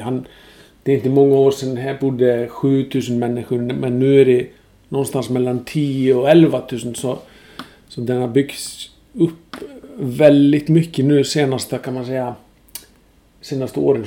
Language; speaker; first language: Swedish; non-native, fluent; Icelandic